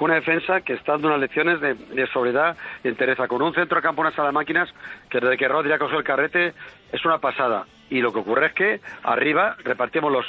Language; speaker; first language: Spanish; native; Spanish